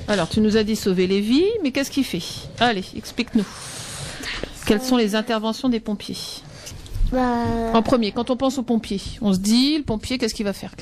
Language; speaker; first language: French; native; French